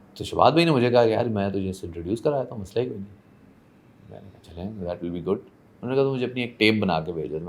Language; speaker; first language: Urdu; non-native, local second language; Persian